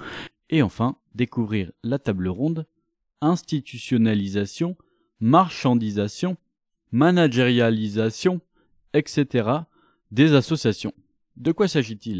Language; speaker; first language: French; native; French